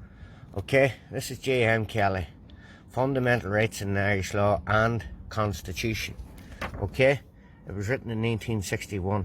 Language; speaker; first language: English; native; English